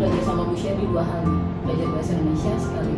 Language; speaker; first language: Indonesian; native; Indonesian